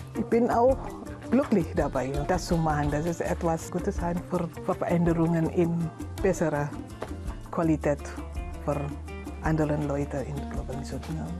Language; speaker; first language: German; non-native, learner; Indonesian